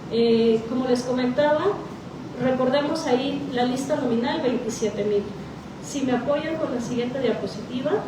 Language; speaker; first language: Spanish; native; Spanish